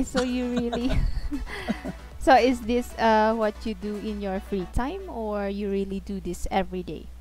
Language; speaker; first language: English; non-native, fluent; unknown